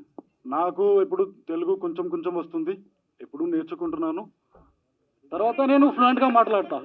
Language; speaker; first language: Telugu; non-native, learner; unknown